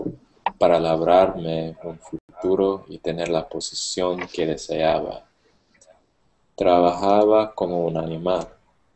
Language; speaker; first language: Spanish; non-native, learner; English